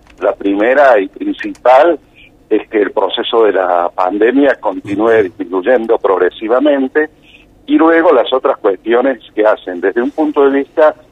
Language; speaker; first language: Spanish; native; Spanish